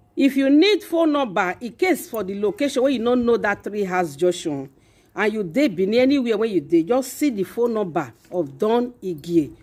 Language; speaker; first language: Nigerian Pidgin; non-native, local second language; Bini